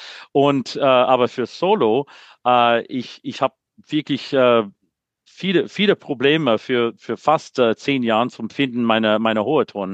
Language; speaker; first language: German; non-native, learner; English